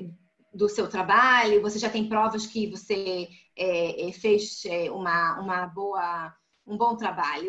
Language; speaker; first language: Portuguese; non-native, fluent; Hebrew